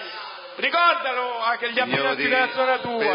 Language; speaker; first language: Italian; native; Italian